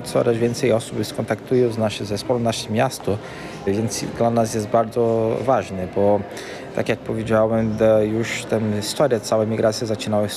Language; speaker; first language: Polish; early bilingual, heritage; Portuguese